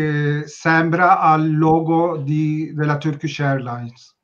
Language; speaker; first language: Italian; non-native, learner; Turkish